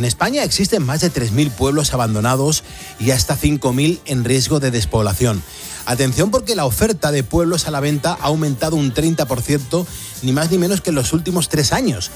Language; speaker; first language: Spanish; native; Spanish